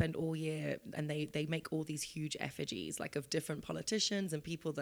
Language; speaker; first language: English; native; English